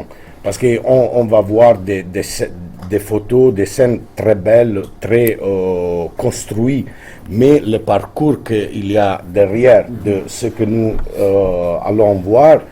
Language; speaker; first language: French; non-native, fluent; Italian